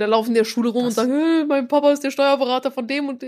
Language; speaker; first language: German; native; German